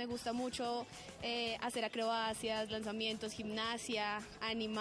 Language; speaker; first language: Spanish; native; Spanish